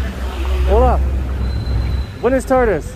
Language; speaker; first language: Spanish; non-native, learner; English